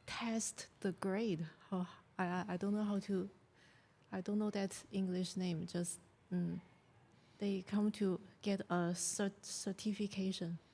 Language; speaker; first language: English; non-native, learner; Chinese